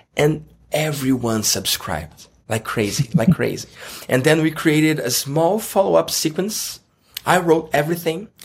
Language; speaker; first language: English; non-native, fluent; Portuguese